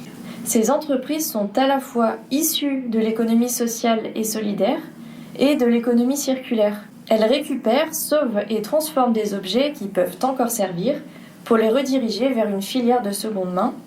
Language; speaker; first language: French; native; French